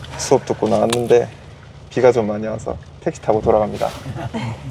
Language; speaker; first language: Korean; native; Korean